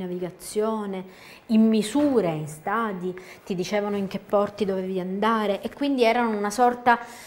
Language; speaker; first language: Italian; native; Italian